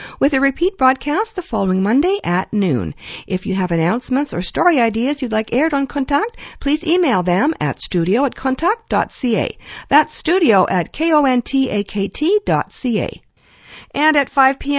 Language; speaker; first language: English; early bilingual, other home language; Ukrainian